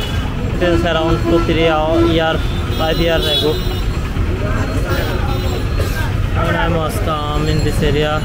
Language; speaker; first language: English; non-native, learner; Bangla